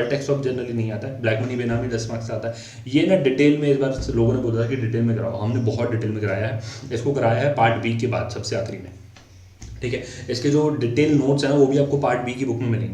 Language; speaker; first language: Hindi; native; Hindi